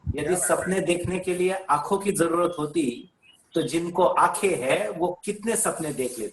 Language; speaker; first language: Hindi; non-native, local second language; Marathi